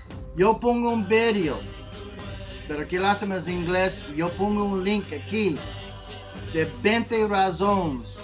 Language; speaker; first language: Spanish; non-native, learner; English